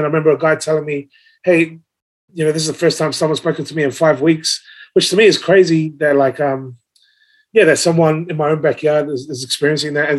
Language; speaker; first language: English; native; English